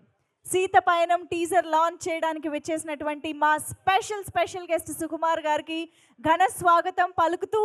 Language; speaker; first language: Telugu; native; Telugu